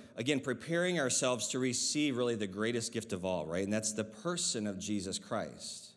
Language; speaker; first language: English; native; English